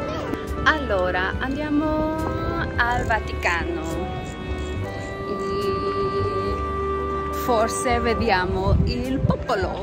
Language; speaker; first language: Italian; non-native, learner; English